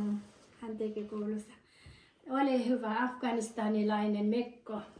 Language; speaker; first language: Finnish; non-native, learner; Persian